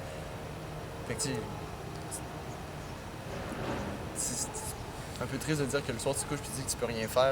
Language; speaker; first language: French; native; French